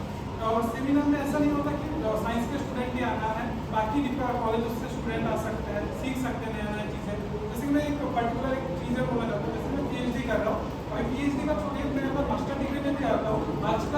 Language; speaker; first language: Hindi; non-native, local second language; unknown